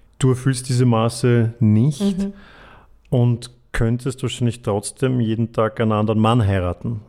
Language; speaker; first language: German; native; German